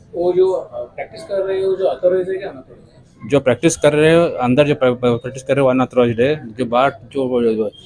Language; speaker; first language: Hindi; non-native, local second language; Kannada